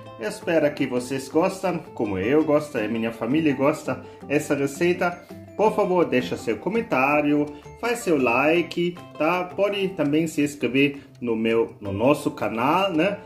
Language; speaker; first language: Portuguese; non-native, fluent; German